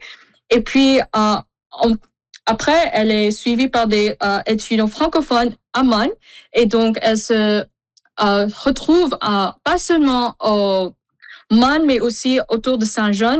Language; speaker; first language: French; non-native, fluent; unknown